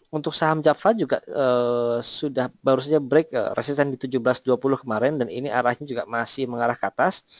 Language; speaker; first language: Indonesian; native; Indonesian